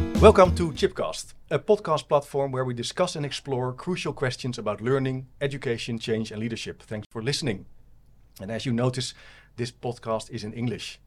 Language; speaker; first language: English; non-native, fluent; Dutch